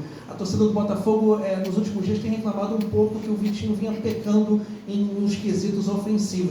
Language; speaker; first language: Portuguese; native; Portuguese